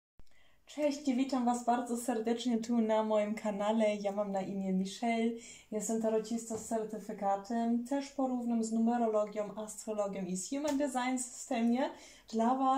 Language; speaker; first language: Polish; early bilingual, heritage; German